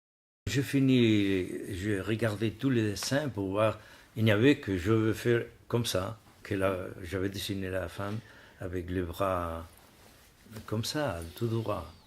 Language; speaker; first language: French; non-native, learner; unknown